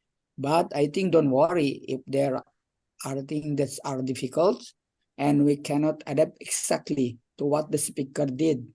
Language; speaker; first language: English; non-native, fluent; Indonesian